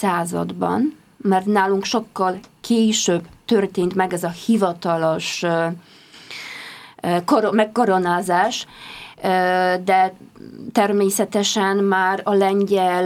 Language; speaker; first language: Hungarian; non-native, fluent; Polish